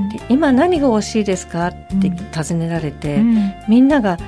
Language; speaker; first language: Japanese; native; Japanese